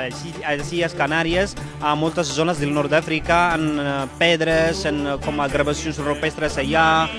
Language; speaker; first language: Catalan; non-native, fluent; Berber languages